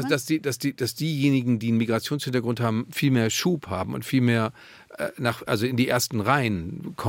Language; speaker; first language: German; native; German